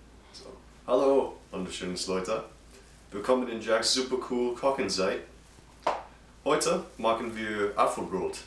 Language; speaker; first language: German; non-native, learner; English